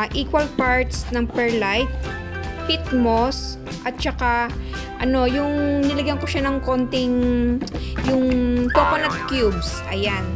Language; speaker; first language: Filipino; non-native, local second language; Iloko